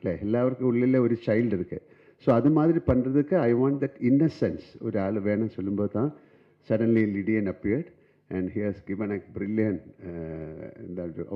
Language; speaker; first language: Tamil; non-native, learner; Malayalam